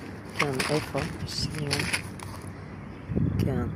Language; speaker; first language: Hebrew; non-native, learner; Ukrainian